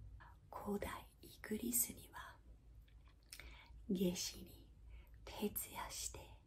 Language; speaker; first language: Japanese; non-native, fluent; English